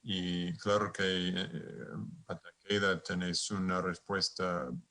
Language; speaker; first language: Spanish; non-native, fluent; English